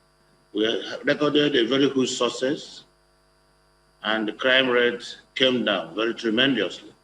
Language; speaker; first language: English; non-native, local second language; Igbo